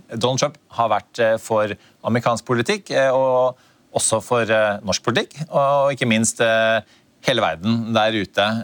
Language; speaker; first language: Norwegian; native; Norwegian